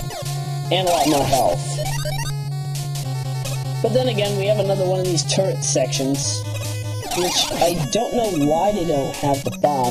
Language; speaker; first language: English; native; English